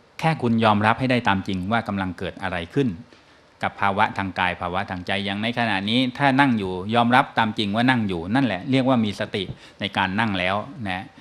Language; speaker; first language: Thai; native; Thai